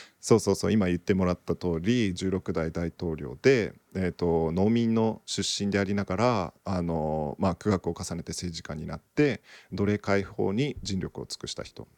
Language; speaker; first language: Japanese; native; Japanese